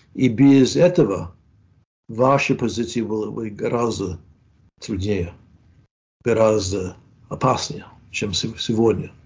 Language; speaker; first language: Russian; non-native, fluent; English